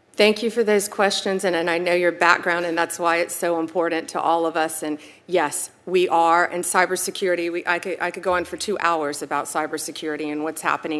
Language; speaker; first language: English; native; English